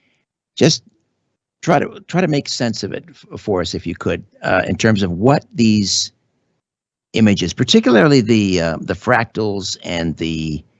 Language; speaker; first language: English; native; English